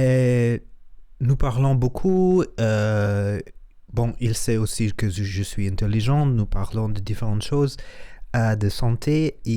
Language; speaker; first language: French; non-native, learner; Spanish